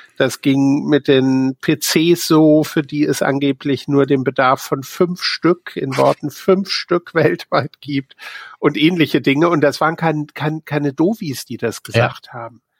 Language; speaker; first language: German; native; German